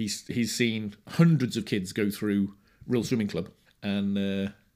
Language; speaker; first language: English; native; English